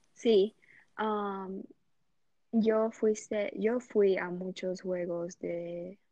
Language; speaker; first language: Spanish; non-native, learner; Portuguese